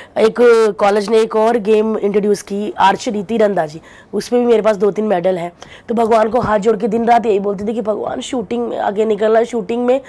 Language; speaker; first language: Hindi; non-native, local second language; Punjabi